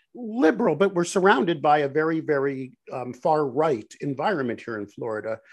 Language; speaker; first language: English; native; English